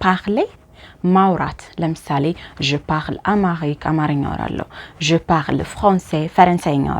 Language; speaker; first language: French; non-native, fluent; Amharic